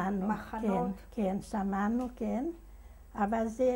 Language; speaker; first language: Hebrew; non-native, fluent; Hungarian